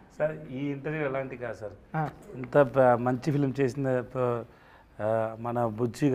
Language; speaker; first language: Telugu; non-native, learner; Tamil